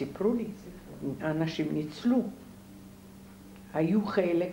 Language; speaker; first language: Hebrew; non-native, fluent; Polish